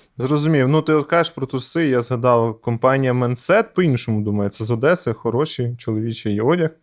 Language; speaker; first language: Ukrainian; native; Ukrainian